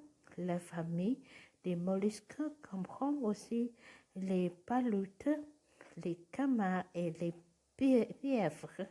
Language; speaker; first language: French; non-native, learner; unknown